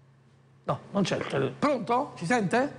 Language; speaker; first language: Italian; native; Italian